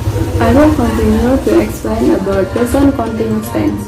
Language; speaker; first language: English; non-native, learner; Indonesian